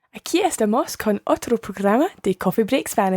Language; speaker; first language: Spanish; non-native, learner; English